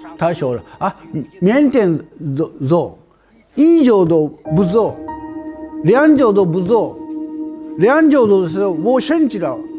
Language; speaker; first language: Chinese; non-native, learner; Japanese